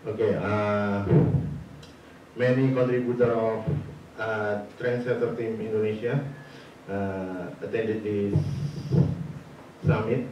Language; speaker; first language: English; non-native, learner; Indonesian